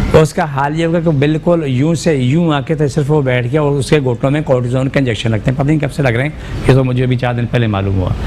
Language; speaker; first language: Urdu; non-native, local second language; Pashto